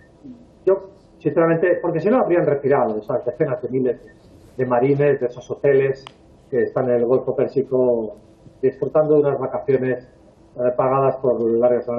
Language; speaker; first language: Spanish; native; Spanish